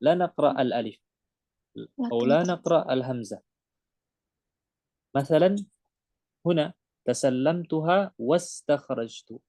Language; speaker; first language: Arabic; non-native, fluent; Indonesian